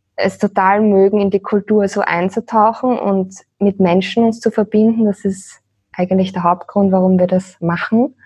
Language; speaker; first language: German; native; German